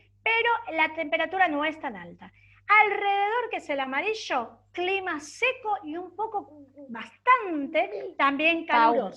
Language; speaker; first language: Spanish; native; Spanish